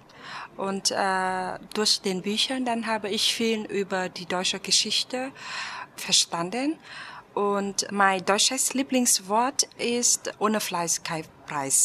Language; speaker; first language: German; non-native, fluent; Vietnamese